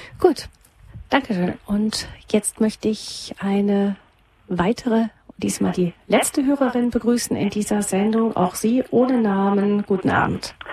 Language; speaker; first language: German; native; German